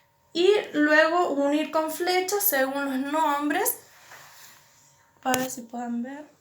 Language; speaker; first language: Spanish; native; Spanish